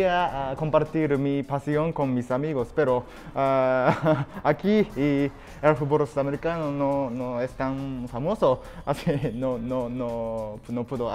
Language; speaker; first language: Spanish; non-native, fluent; Japanese